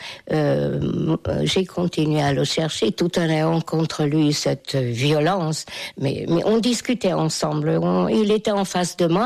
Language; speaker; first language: French; non-native, fluent; Hungarian